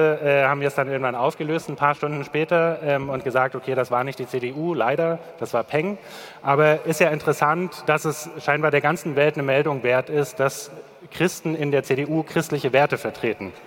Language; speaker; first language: German; native; German